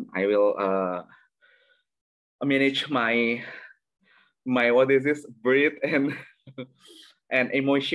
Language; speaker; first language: English; non-native, learner; Indonesian